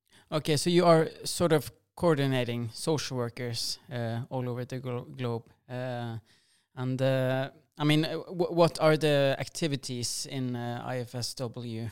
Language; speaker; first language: English; non-native, fluent; Norwegian